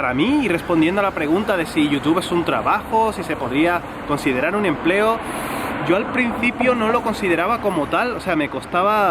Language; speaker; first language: Spanish; native; Spanish